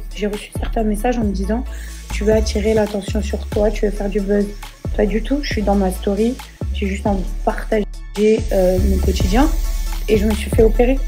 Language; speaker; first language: French; native; French